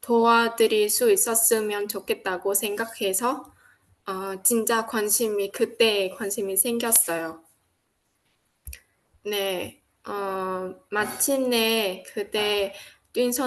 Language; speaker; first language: Korean; non-native, fluent; Vietnamese